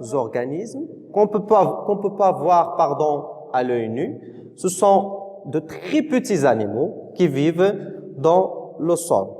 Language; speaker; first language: French; non-native, local second language; Arabic